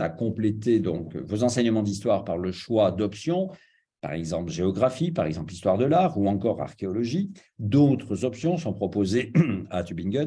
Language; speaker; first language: French; native; French